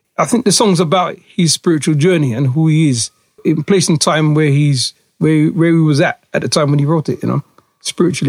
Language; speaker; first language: English; native; English